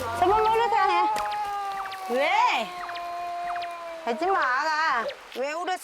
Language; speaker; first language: Korean; non-native, learner; Vietnamese